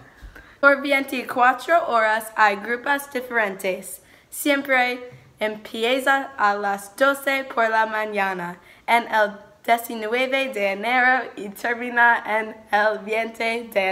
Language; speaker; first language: Spanish; non-native, learner; English